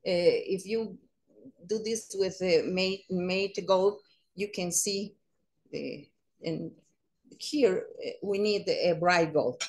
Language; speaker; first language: English; non-native, learner; Spanish